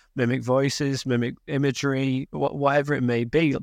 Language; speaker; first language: English; native; English